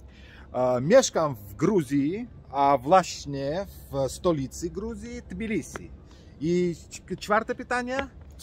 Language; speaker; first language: Polish; non-native, fluent; Georgian